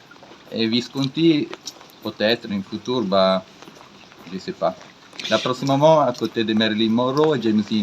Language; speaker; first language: French; non-native, learner; Italian